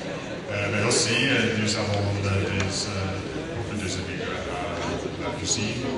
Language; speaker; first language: French; non-native, learner; English